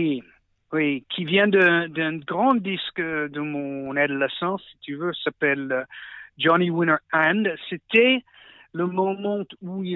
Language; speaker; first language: French; non-native, fluent; English